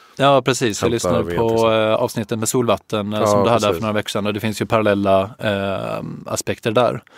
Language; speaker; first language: Swedish; native; Swedish